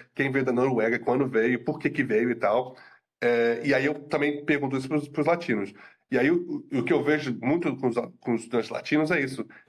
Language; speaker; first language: Portuguese; native; Portuguese